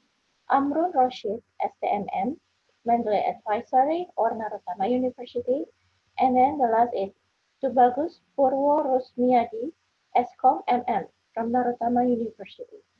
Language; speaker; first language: English; non-native, fluent; Indonesian